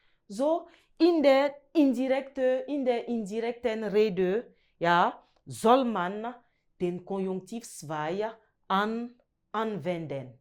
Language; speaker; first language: German; non-native, fluent; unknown